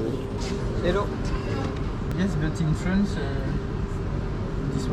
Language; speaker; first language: English; non-native, learner; French